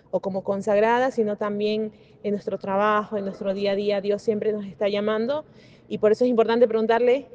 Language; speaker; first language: Spanish; native; Spanish